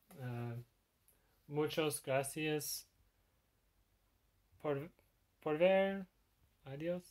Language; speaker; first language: Spanish; non-native, learner; English